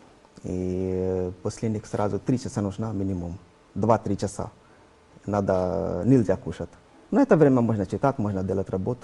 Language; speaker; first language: Russian; non-native, learner; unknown